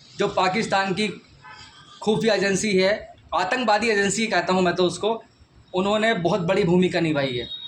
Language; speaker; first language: Hindi; native; Hindi